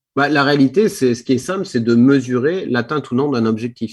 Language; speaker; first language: French; native; French